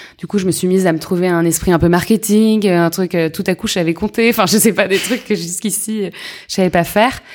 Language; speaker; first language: French; native; French